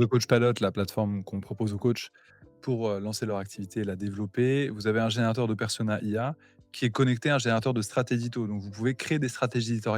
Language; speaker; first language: French; native; French